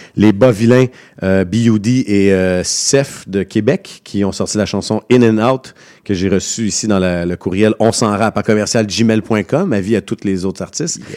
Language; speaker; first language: French; native; French